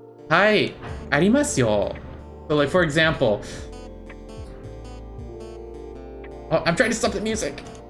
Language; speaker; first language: English; native; English